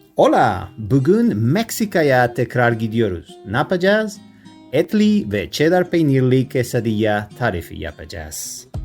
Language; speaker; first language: Turkish; non-native, learner; Spanish